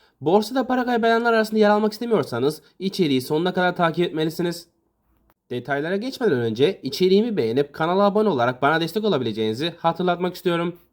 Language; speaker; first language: Turkish; native; Turkish